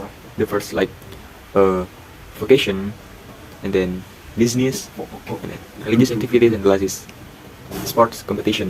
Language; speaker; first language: English; non-native, learner; Indonesian